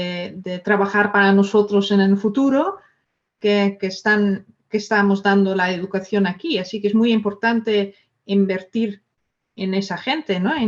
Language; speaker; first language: Spanish; non-native, fluent; Dutch